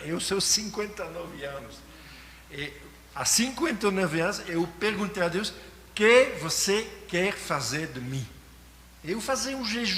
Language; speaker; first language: Portuguese; non-native, learner; French